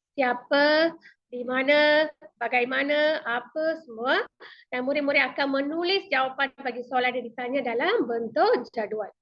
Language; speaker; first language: Malay; non-native, local second language; Tamil